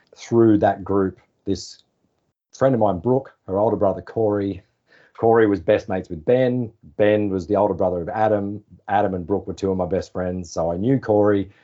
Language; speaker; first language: English; native; English